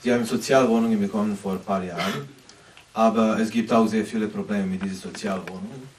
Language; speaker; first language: German; non-native, fluent; Serbian